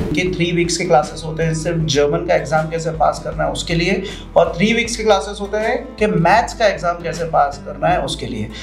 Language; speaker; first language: Hindi; non-native, local second language; Punjabi